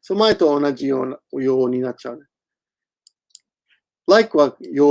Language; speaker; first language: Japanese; non-native, fluent; English